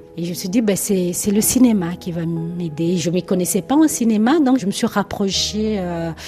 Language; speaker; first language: French; non-native, local second language; Lingala